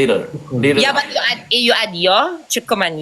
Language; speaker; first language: English; non-native, fluent; Filipino